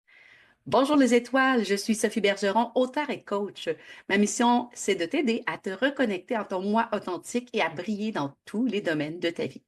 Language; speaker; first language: French; native; French